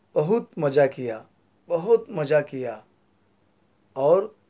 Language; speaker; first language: Hindi; non-native, local second language; Marathi